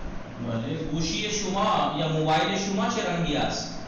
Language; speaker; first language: Persian; non-native, fluent; Urdu